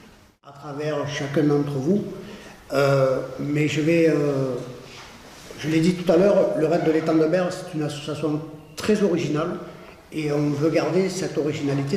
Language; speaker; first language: French; native; French